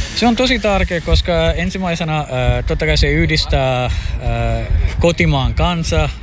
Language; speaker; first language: Finnish; non-native, fluent; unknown